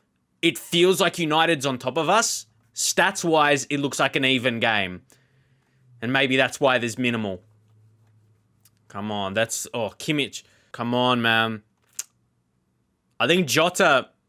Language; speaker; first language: English; native; English